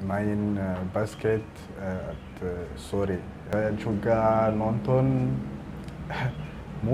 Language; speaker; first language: Indonesian; non-native, learner; Rundi